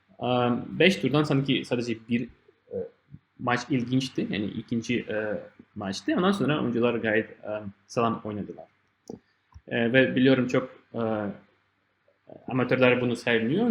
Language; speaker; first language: Turkish; non-native, fluent; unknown